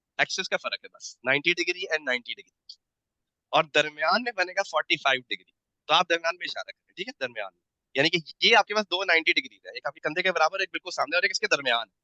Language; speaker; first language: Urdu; native; Urdu